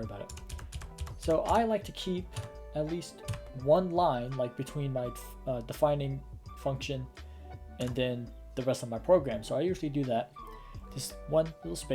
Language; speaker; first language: English; native; English